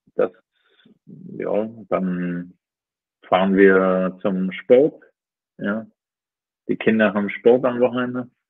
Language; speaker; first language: German; native; German